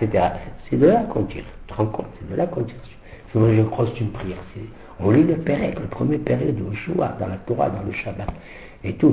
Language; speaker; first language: French; native; French